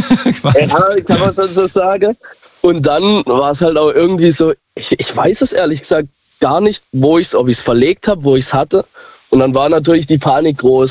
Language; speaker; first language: German; native; German